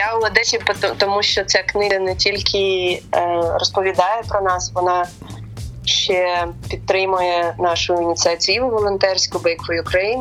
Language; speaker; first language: Ukrainian; non-native, local second language; Russian